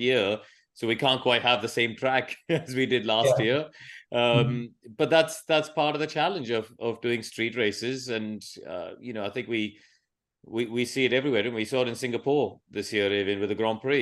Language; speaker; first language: English; non-native, local second language; Tamil